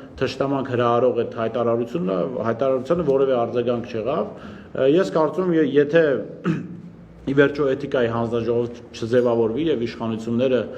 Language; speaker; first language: Armenian; non-native, local second language; Kurdish